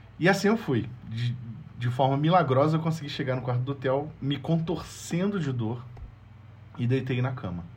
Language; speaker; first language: Portuguese; native; Portuguese